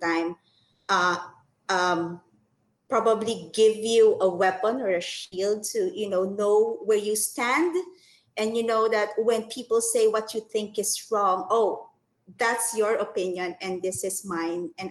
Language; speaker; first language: English; non-native, local second language; Filipino